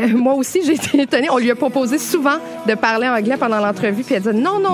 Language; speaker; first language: French; native; French